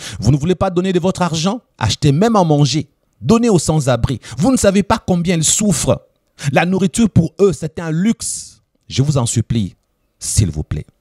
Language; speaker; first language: French; non-native, local second language; Lingala